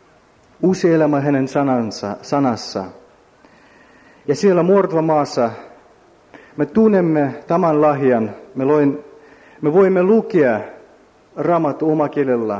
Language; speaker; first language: Finnish; non-native, learner; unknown